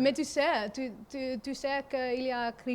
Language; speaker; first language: French; non-native, learner; Dutch